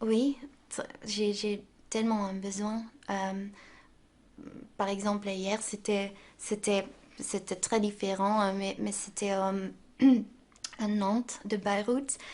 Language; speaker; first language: French; non-native, local second language; Dutch